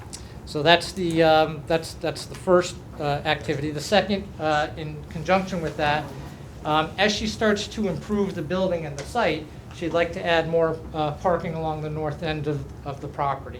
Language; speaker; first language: English; native; English